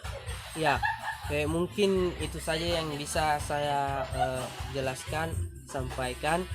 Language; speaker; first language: Indonesian; native; Indonesian